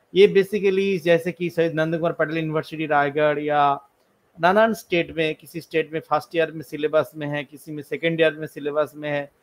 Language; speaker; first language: Hindi; non-native, local second language; Bangla